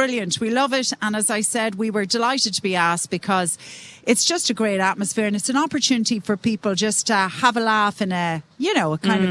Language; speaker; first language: English; native; English